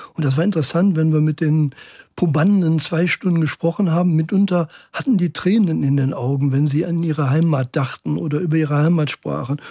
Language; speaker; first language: German; native; German